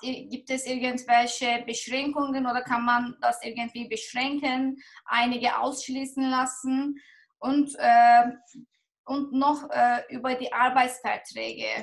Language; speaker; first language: German; non-native, fluent; Turkish